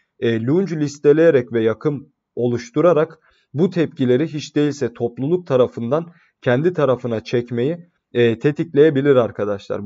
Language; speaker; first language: Turkish; native; Turkish